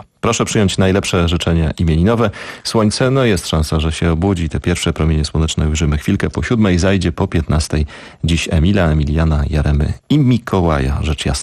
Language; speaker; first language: Polish; native; Polish